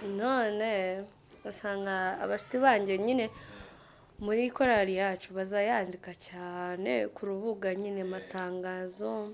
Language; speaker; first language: Kinyarwanda; non-native, fluent; Kikuyu